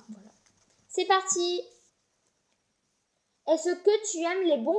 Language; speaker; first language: French; native; French